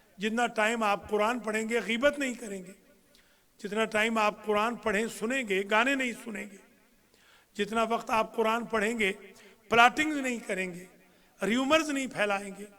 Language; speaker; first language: Urdu; non-native, local second language; Punjabi